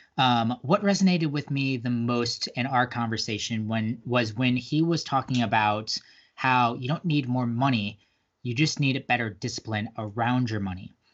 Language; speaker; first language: English; native; English